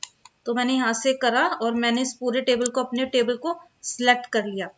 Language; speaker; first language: Hindi; native; Hindi